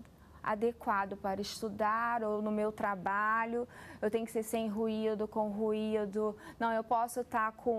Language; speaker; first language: Portuguese; native; Portuguese